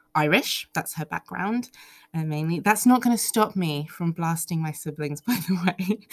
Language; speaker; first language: English; native; English